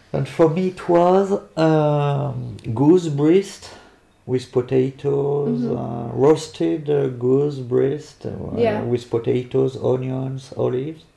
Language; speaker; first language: English; non-native, learner; French